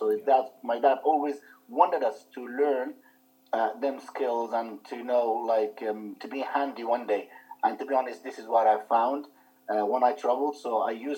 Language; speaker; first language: English; non-native, fluent; Arabic